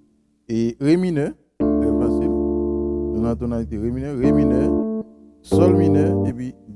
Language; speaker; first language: French; non-native, local second language; Haitian Creole